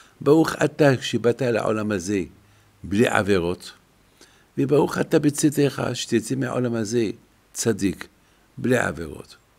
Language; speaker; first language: Hebrew; non-native, fluent; French